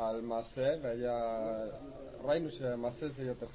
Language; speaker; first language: Hebrew; non-native, learner; Spanish